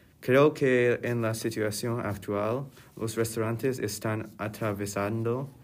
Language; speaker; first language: Spanish; non-native, learner; English